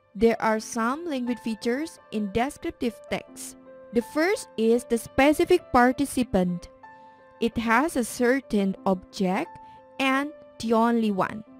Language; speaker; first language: English; non-native, fluent; Indonesian